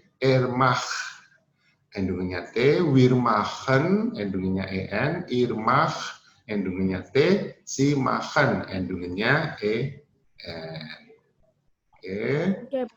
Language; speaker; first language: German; non-native, learner; Indonesian